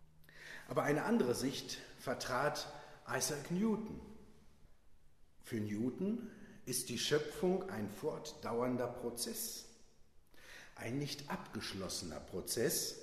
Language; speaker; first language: German; native; German